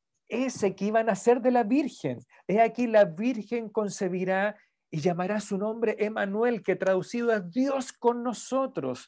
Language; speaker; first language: Spanish; native; Spanish